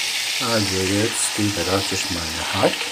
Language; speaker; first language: German; non-native, fluent; Persian